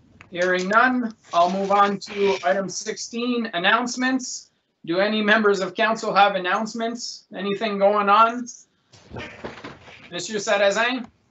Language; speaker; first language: English; non-native, local second language; French